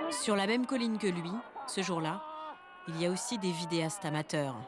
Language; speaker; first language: French; native; French